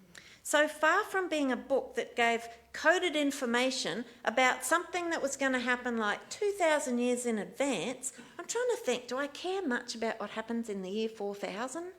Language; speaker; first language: English; native; English